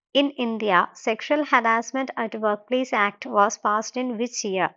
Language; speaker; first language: English; non-native, local second language; Malayalam